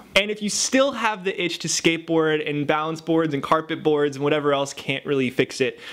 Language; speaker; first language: English; native; English